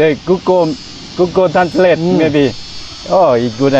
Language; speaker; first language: English; non-native, learner; Thai